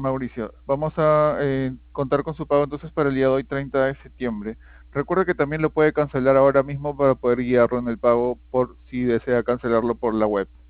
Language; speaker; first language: Spanish; native; Spanish